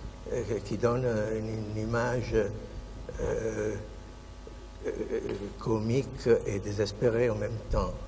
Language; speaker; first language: French; non-native, fluent; Italian